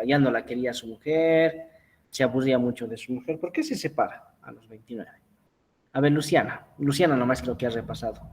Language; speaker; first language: Spanish; native; Spanish